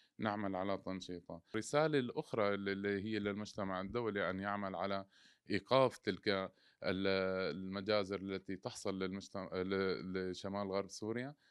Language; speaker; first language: Arabic; native; Arabic